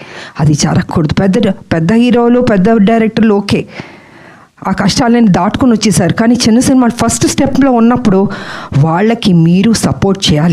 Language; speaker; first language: Telugu; native; Telugu